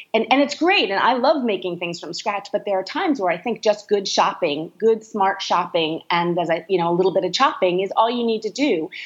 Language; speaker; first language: English; native; English